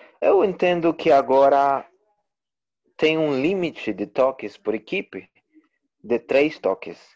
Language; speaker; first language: Portuguese; non-native, learner; Spanish